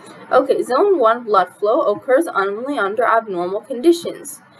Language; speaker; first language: English; non-native, fluent; Arabic